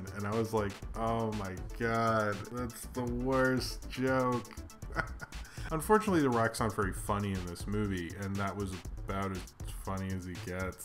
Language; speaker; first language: English; native; English